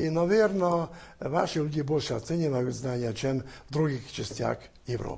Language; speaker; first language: Russian; non-native, fluent; Hungarian